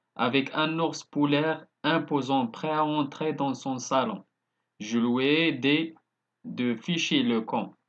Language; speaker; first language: French; non-native, local second language; Arabic